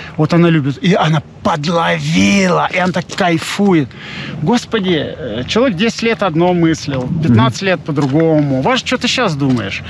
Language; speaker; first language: Russian; native; Russian